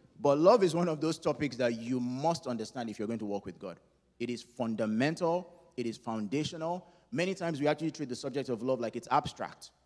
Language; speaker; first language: English; non-native, local second language; Yoruba